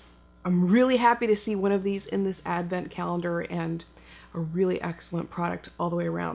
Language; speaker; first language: English; native; English